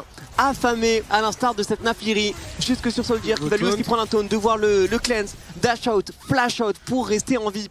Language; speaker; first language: French; native; French